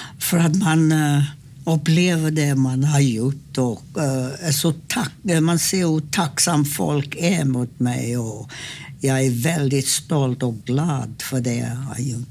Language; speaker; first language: Swedish; non-native, fluent; English